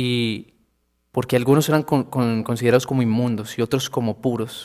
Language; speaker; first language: Spanish; native; Spanish